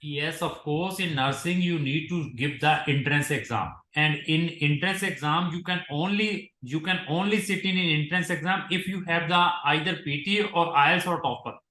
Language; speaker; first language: English; non-native, local second language; Hindi